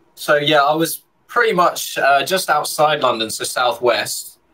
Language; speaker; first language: English; native; English